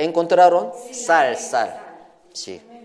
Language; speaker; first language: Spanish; non-native, learner; Korean